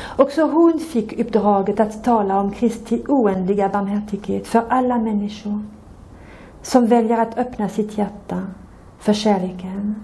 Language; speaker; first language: Swedish; non-native, fluent; French